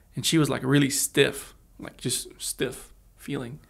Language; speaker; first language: English; early bilingual, other home language; Russian